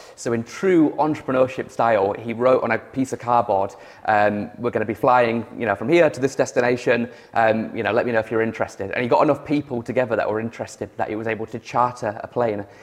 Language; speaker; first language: English; native; English